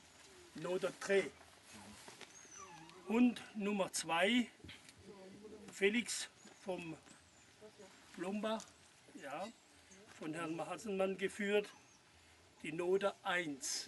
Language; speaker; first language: German; non-native, fluent; French